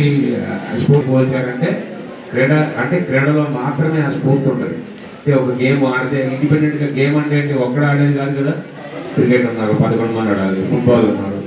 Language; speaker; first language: Telugu; native; Telugu